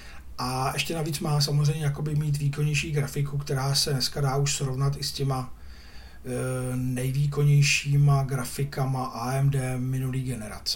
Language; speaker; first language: Czech; native; Czech